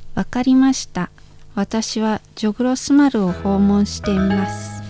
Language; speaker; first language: Japanese; non-native, fluent; Indonesian